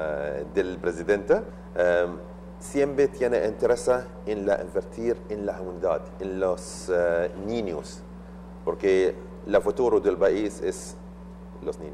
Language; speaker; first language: Spanish; non-native, learner; Arabic